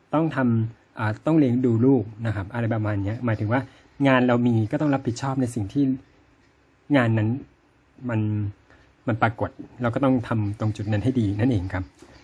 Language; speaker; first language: Thai; native; Thai